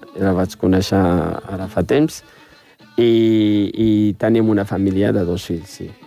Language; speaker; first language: Catalan; non-native, fluent; Arabic